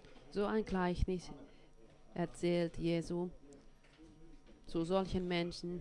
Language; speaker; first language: German; non-native, fluent; Finnish